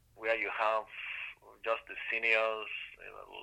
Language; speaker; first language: English; non-native, local second language; Igbo